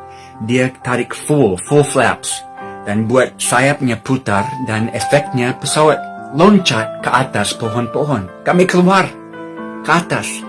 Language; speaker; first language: Indonesian; non-native, fluent; English